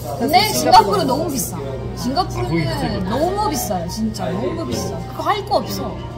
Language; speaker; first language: Korean; non-native, fluent; Turkish